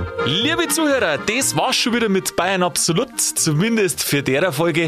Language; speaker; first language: German; native; German